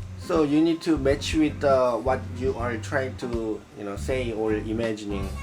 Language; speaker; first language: English; non-native, learner; Korean